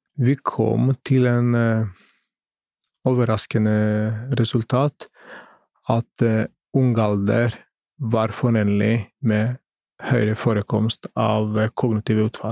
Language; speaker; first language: Norwegian; non-native, fluent; Greek